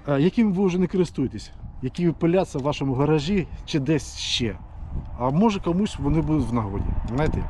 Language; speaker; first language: Ukrainian; non-native, local second language; Russian